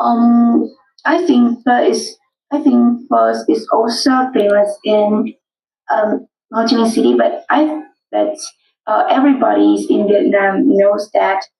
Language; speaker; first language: English; non-native, learner; Vietnamese